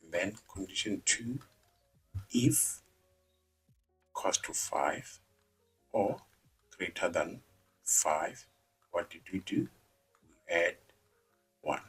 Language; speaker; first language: English; non-native, local second language; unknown